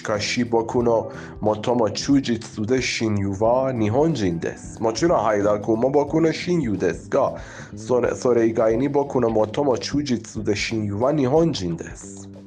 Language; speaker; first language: Japanese; non-native, fluent; Persian